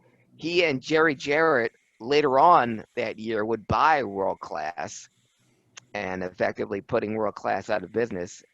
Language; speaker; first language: English; native; English